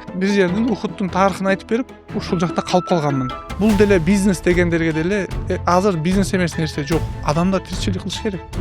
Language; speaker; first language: Kyrgyz; non-native, local second language; Uzbek